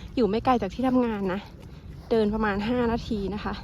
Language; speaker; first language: Thai; native; Thai